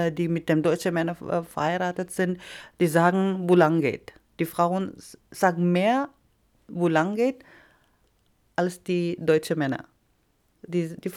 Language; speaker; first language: German; non-native, fluent; Iloko